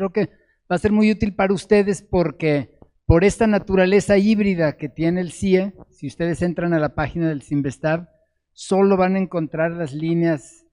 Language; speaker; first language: Spanish; native; Spanish